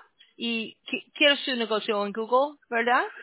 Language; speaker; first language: Spanish; non-native, learner; English